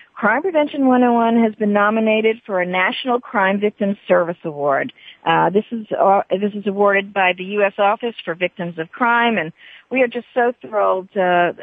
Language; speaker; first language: English; native; English